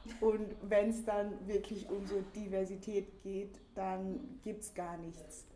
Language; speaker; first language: German; early bilingual, other home language; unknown